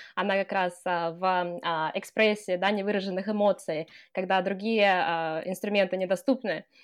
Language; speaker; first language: Russian; non-native, fluent; English